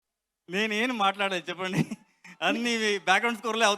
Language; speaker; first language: Telugu; non-native, learner; Kannada